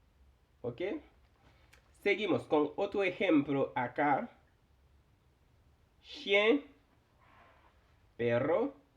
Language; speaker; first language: Spanish; non-native, fluent; Haitian Creole